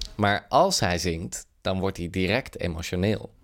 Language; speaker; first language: Dutch; native; Dutch